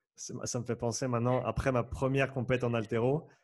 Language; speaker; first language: French; native; French